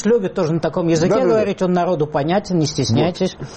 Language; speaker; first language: Russian; native; Russian